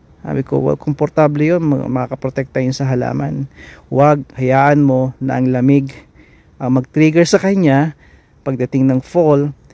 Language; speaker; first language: Filipino; native; Filipino